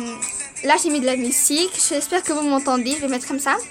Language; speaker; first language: French; early bilingual, other home language; Portuguese